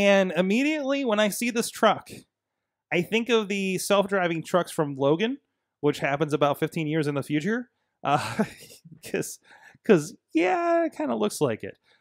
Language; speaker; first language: English; native; English